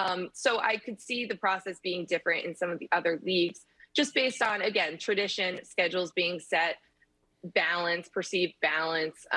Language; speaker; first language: English; native; English